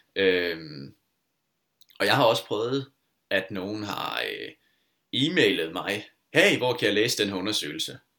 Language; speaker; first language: Danish; native; Danish